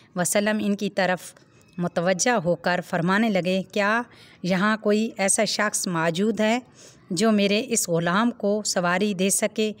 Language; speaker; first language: Hindi; native; Hindi